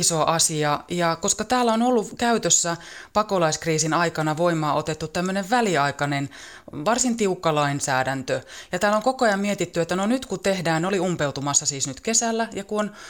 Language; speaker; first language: Finnish; native; Finnish